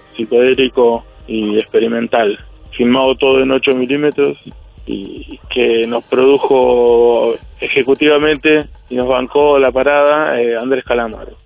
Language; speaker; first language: Spanish; native; Spanish